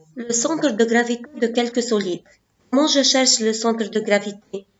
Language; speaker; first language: French; non-native, local second language; Arabic